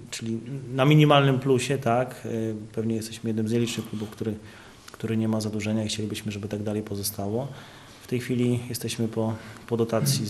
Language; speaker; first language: Polish; native; Polish